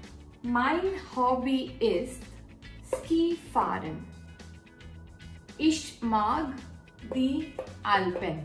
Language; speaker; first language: German; non-native, fluent; Gujarati